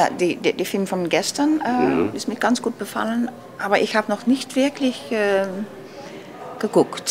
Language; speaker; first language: German; non-native, learner; Dutch